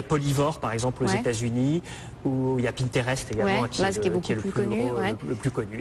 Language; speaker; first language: French; native; French